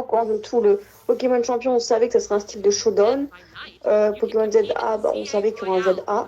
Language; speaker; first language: French; native; French